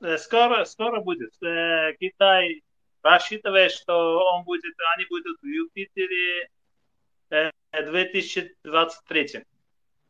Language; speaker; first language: Russian; non-native, fluent; Armenian